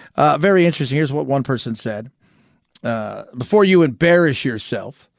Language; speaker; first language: English; early bilingual, other home language; Spanish